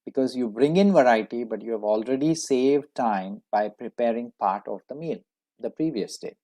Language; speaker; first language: English; non-native, local second language; Marathi